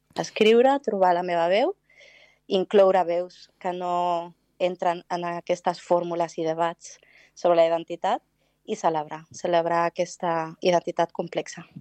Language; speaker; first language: Catalan; early bilingual, other home language; Arabic